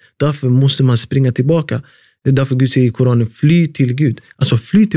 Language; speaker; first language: Swedish; early bilingual, other home language; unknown